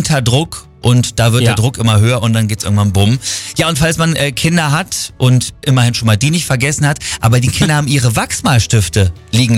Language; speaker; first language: German; native; German